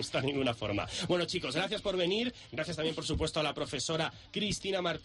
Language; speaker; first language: Spanish; native; Spanish